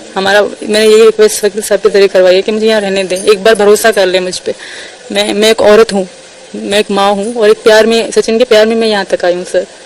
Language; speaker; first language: Urdu; non-native, local second language; Sindhi